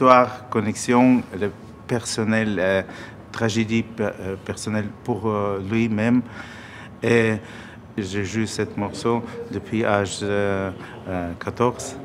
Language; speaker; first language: French; non-native, learner; Russian